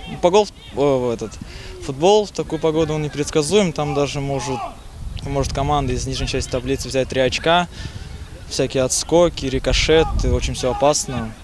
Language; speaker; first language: Russian; native; Russian